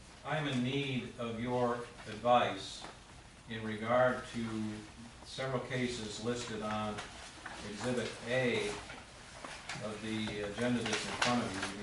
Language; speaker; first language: English; native; English